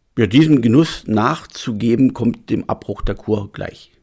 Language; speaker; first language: German; native; German